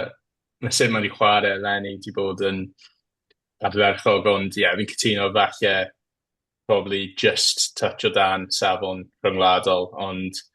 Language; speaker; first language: Welsh; native; Welsh